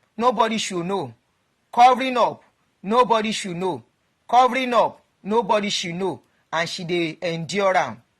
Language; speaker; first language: Nigerian Pidgin; non-native, local second language; Yoruba